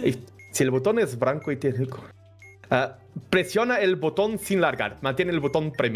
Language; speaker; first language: Spanish; non-native, learner; Portuguese